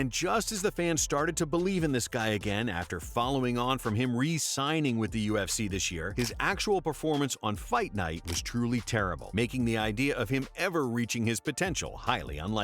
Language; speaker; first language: English; native; English